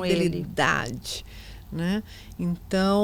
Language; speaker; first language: Portuguese; native; Portuguese